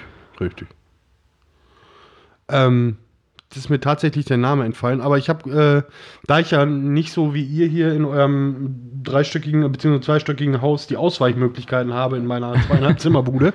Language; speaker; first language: German; native; German